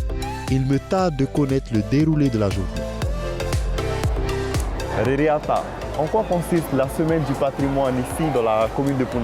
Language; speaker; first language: French; native; French